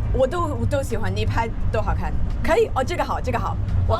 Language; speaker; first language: Chinese; non-native, learner; English